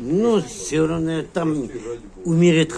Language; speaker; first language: Russian; non-native, local second language; Kyrgyz